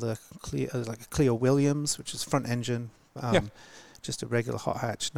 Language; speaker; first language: English; native; English